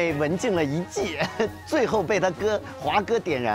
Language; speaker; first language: Chinese; native; Chinese